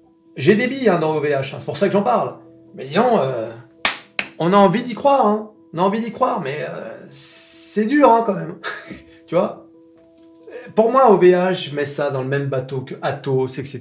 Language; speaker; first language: French; native; French